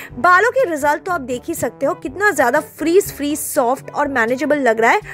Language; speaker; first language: Hindi; non-native, local second language; Bangla